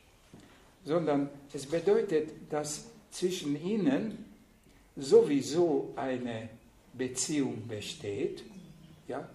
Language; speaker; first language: German; non-native, fluent; Hungarian